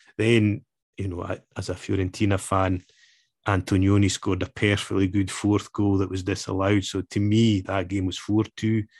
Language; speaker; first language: English; native; English